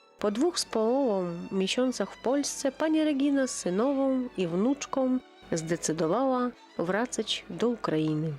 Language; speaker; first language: Polish; non-native, local second language; Ukrainian